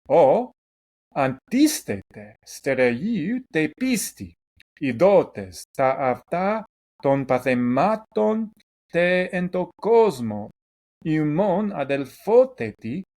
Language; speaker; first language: Greek; non-native, fluent; English